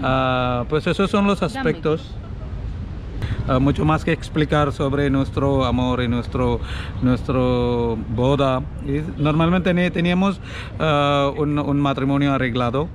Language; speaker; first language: Spanish; non-native, learner; Malayalam